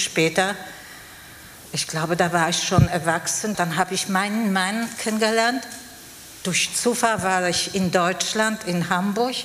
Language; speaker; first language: German; non-native, fluent; Polish